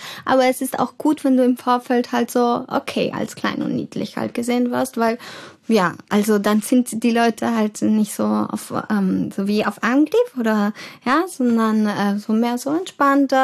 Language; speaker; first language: German; early bilingual, heritage; German